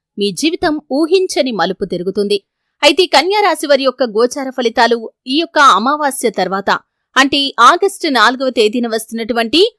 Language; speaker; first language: Telugu; native; Telugu